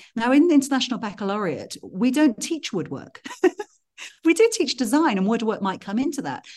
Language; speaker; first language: English; native; English